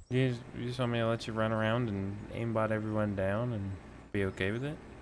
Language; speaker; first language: English; native; English